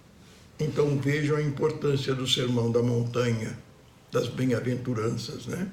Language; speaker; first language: Portuguese; native; Portuguese